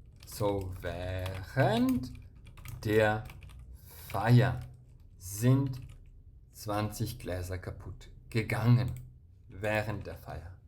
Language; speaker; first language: German; non-native, fluent; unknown